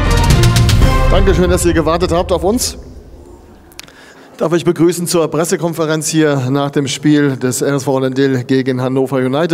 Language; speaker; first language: German; native; German